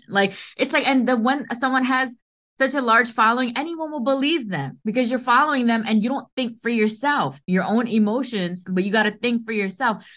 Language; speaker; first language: English; early bilingual, other home language; Hindi